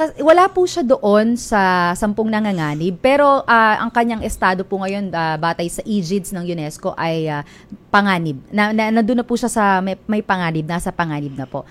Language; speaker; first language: Filipino; native; Filipino